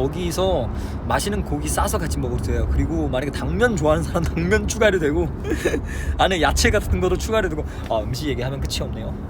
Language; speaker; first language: Korean; non-native, fluent; Chinese